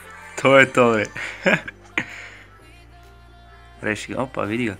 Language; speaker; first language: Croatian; early bilingual, heritage; Croatian